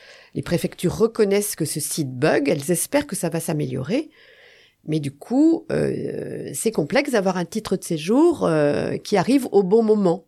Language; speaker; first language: French; native; French